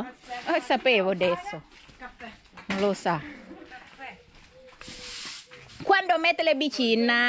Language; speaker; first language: Italian; non-native, learner; Thai